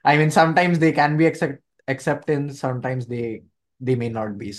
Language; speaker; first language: English; non-native, local second language; Marathi